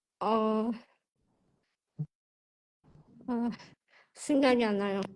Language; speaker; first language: Korean; non-native, fluent; Chinese